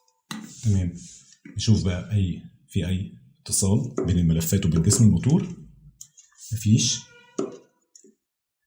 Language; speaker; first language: Arabic; native; Arabic